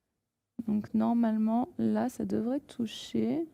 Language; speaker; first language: French; native; French